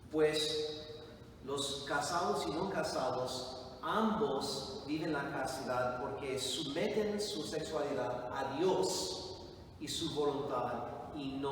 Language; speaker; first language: Spanish; non-native, fluent; English